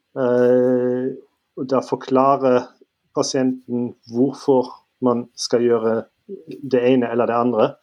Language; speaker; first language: Norwegian; non-native, fluent; German